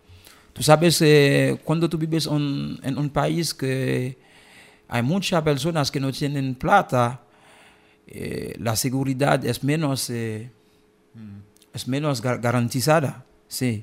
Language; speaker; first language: Spanish; non-native, learner; Haitian Creole